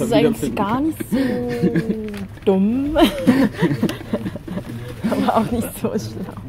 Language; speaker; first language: German; non-native, fluent; Korean